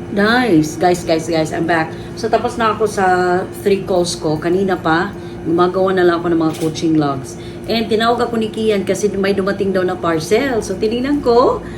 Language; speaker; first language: Filipino; native; Filipino